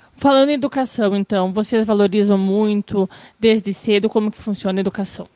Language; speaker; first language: Portuguese; native; Portuguese